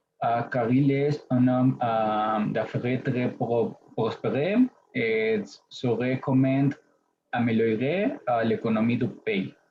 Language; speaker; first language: French; non-native, learner; Spanish